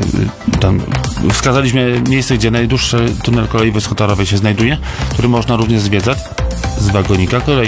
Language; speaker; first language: Polish; native; Polish